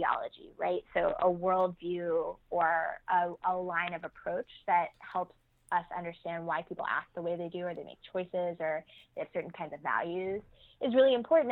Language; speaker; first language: English; native; English